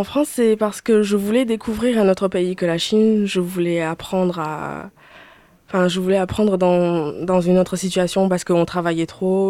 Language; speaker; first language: French; early bilingual, other home language; Chinese